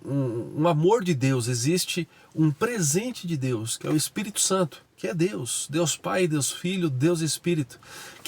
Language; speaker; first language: Portuguese; native; Portuguese